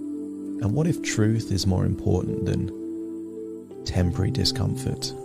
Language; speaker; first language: English; native; English